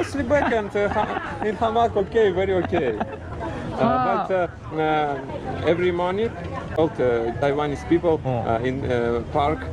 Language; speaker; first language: English; non-native, learner; Chinese